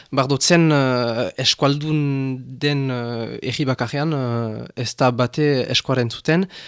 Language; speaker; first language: Basque; non-native, local second language; French